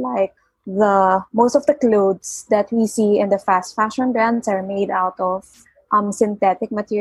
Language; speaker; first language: English; non-native, local second language; Filipino